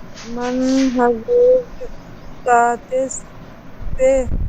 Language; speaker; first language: Persian; non-native, learner; Urdu